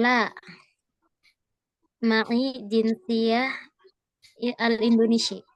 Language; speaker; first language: Arabic; non-native, learner; Indonesian